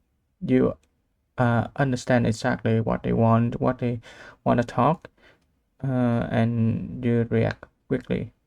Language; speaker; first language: English; non-native, learner; Vietnamese